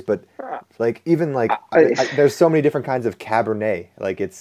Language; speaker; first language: English; native; English